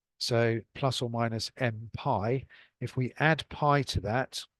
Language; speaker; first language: English; native; English